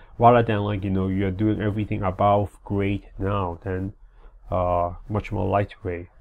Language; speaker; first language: English; non-native, fluent; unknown